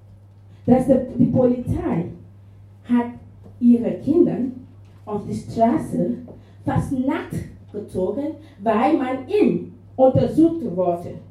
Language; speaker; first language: German; non-native, fluent; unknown